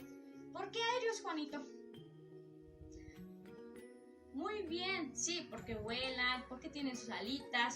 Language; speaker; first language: Spanish; native; Spanish